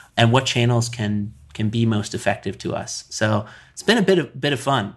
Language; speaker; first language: English; native; English